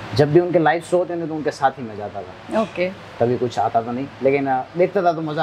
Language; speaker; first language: Hindi; non-native, local second language; Kachhi